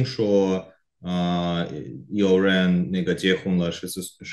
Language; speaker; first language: Chinese; non-native, learner; Korean